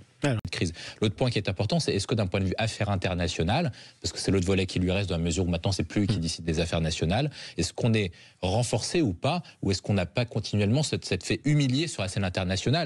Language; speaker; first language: French; native; French